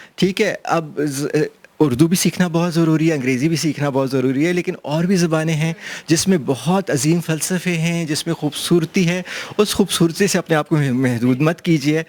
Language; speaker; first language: Urdu; non-native, local second language; Pashto